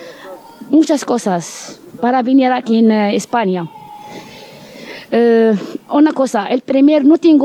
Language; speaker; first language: Spanish; non-native, learner; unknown